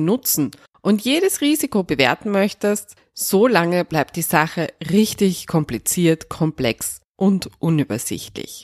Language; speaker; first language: German; native; German